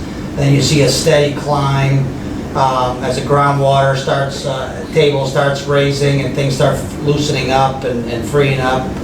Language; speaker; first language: English; native; English